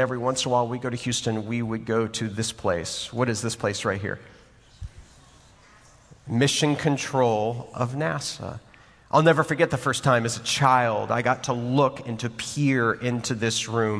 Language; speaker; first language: English; native; English